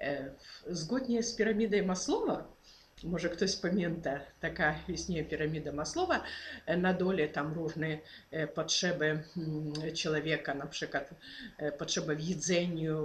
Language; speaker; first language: Polish; non-native, fluent; Ukrainian